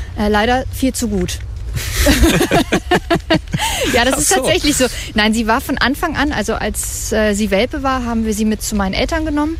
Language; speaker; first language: German; native; German